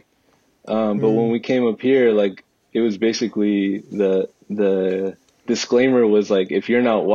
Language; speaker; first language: English; early bilingual, other home language; Spanish